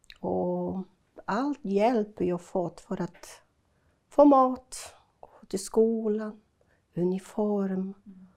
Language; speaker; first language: Swedish; non-native, fluent; Portuguese